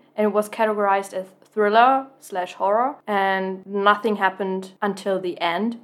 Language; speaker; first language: English; non-native, fluent; German